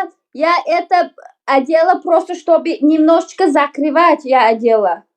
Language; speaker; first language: Russian; non-native, learner; Uzbek